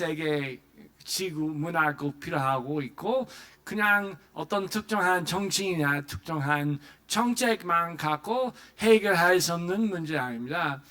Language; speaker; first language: Korean; non-native, fluent; English